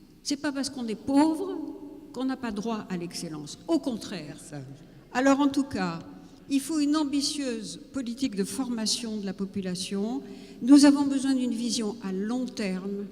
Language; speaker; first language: French; native; French